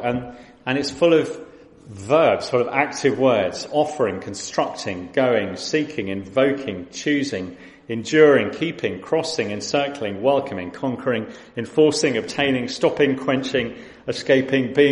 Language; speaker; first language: English; native; English